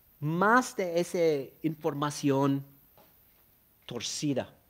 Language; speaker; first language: Spanish; non-native, fluent; English